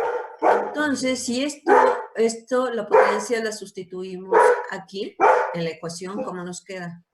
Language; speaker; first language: Spanish; native; Spanish